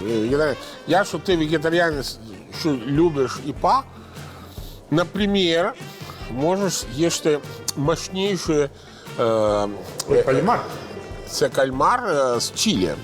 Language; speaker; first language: Ukrainian; non-native, fluent; Italian